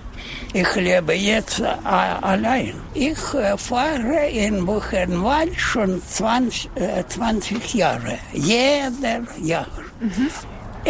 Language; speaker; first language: German; non-native, learner; Russian